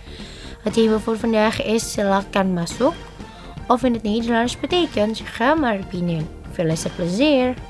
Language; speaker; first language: Dutch; non-native, learner; Indonesian